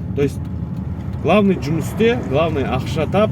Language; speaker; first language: Russian; non-native, local second language; Kazakh